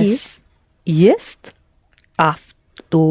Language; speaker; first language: Russian; non-native, learner; English